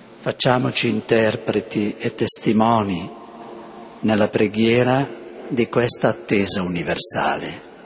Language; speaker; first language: Italian; native; Italian